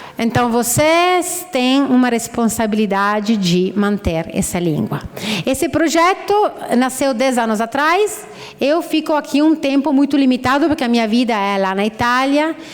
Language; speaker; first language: Portuguese; non-native, fluent; Italian